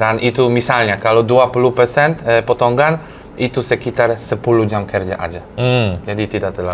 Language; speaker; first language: Indonesian; non-native, fluent; Polish